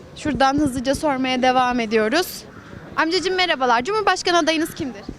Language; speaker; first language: Turkish; native; Turkish